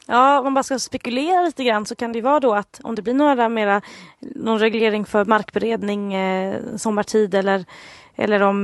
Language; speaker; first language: Swedish; native; Swedish